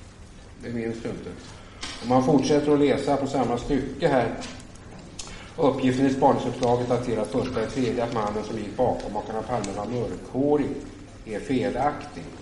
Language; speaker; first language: Swedish; native; Swedish